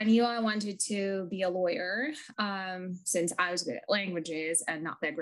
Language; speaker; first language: English; non-native, fluent; Ukrainian